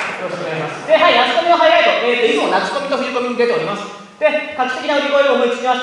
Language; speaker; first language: Japanese; native; Japanese